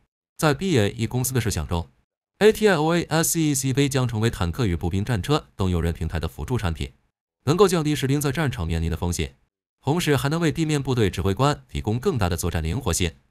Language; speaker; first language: Chinese; native; Chinese